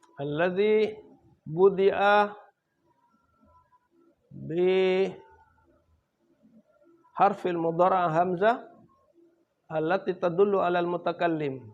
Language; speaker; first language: Arabic; non-native, fluent; Indonesian